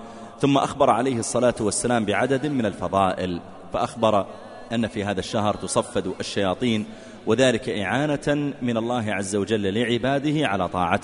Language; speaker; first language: Arabic; native; Arabic